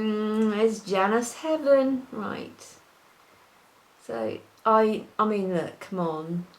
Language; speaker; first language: English; native; English